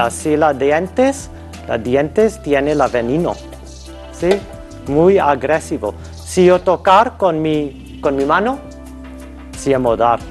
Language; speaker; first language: Spanish; non-native, learner; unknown